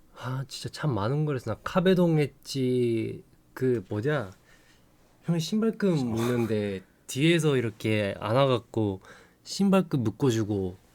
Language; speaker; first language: Korean; non-native, fluent; Japanese